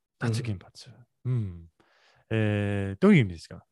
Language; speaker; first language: Japanese; non-native, learner; English